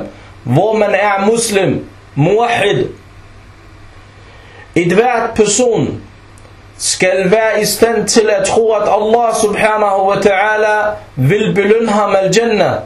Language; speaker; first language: Danish; early bilingual, other home language; Arabic